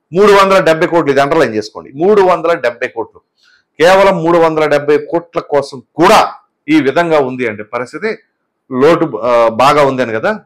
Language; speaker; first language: Telugu; native; Telugu